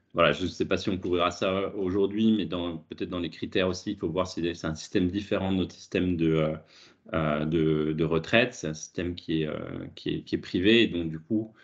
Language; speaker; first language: French; native; French